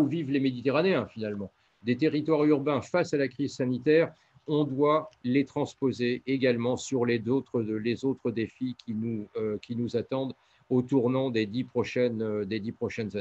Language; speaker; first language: French; native; French